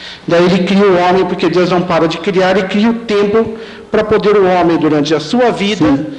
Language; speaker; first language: Portuguese; native; Portuguese